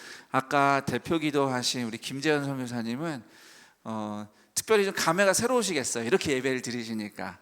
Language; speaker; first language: Korean; native; Korean